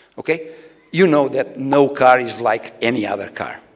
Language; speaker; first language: English; non-native, fluent; Portuguese